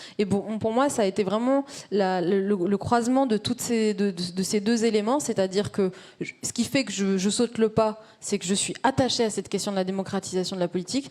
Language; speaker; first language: French; early bilingual, other home language; Arabic